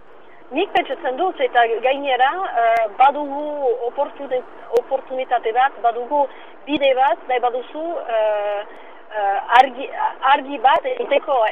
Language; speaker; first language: Basque; non-native, local second language; French